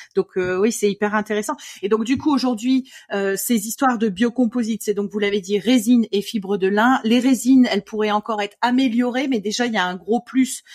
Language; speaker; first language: French; native; French